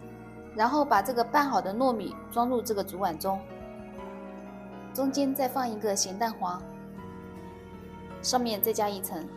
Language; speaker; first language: Chinese; native; Chinese